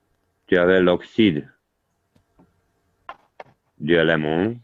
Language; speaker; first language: French; non-native, learner; Italian